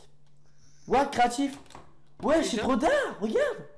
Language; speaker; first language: French; native; French